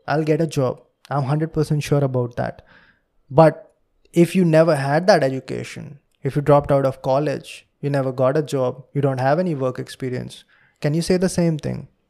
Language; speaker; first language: English; non-native, local second language; Hindi